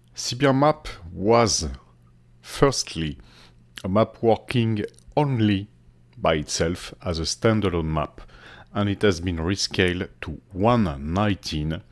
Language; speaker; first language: English; non-native, fluent; French